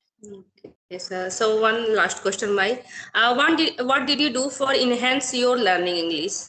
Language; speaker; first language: English; non-native, learner; Hindi